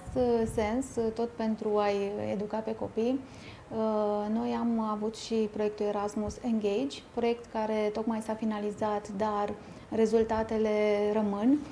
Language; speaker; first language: Romanian; native; Romanian